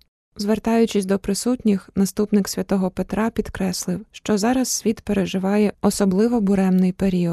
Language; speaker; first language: Ukrainian; native; Ukrainian